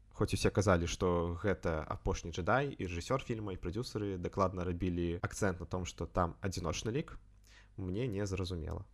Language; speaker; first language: Belarusian; non-native, local second language; Russian